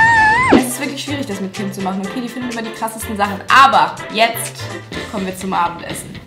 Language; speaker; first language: German; native; German